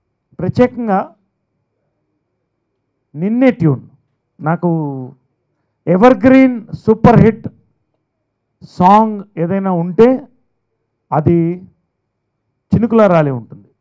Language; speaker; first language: Telugu; native; Telugu